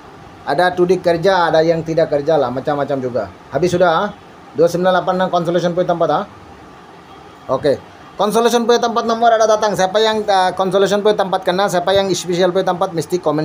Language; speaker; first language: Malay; non-native, learner; Bangla